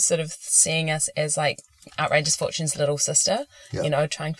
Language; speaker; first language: English; native; English